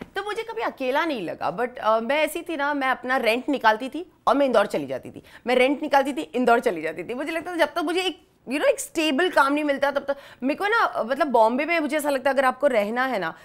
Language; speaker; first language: Hindi; native; Hindi